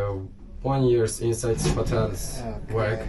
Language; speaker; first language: English; non-native, learner; Turkish